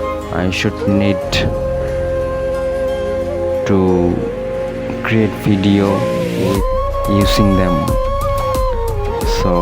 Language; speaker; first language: English; non-native, learner; Bangla